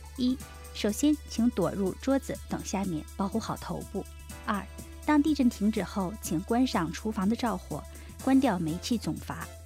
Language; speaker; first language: Chinese; native; Chinese